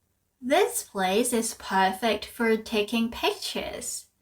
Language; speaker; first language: English; non-native, fluent; Korean